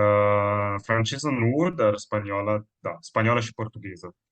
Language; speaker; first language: Romanian; non-native, fluent; Italian